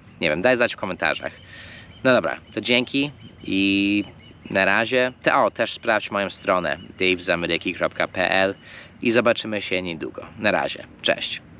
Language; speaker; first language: Polish; non-native, fluent; English